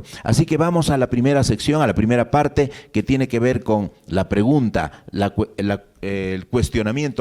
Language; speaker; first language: Spanish; native; Spanish